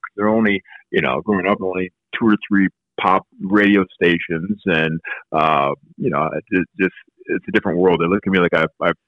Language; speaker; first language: English; native; English